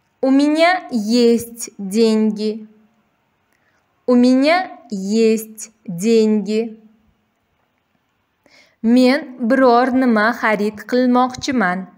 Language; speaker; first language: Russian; non-native, local second language; Uzbek